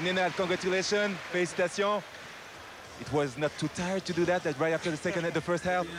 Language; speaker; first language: English; non-native, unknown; French